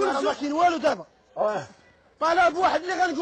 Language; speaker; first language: Arabic; native; Arabic